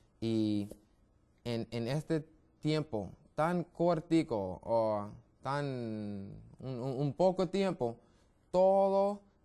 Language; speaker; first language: Spanish; non-native, learner; English